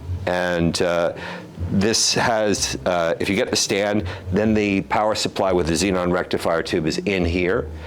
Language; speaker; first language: English; native; English